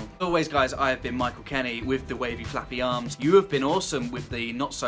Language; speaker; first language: English; native; English